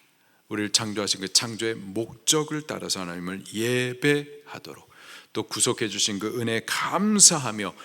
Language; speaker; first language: Korean; native; Korean